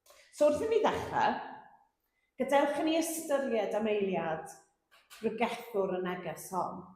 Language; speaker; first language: Welsh; native; Welsh